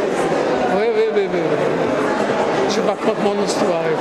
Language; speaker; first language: French; non-native, learner; Armenian